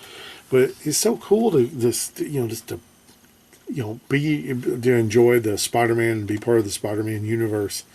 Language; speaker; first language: English; native; English